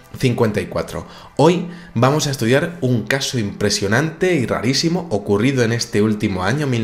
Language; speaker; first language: Spanish; native; Spanish